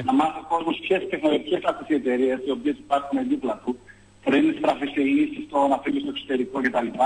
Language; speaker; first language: Greek; native; Greek